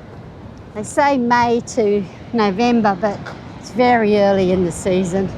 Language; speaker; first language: English; native; English